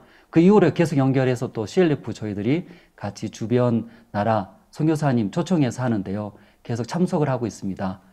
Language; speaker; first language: Korean; native; Korean